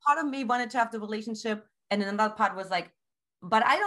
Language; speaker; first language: English; non-native, fluent; German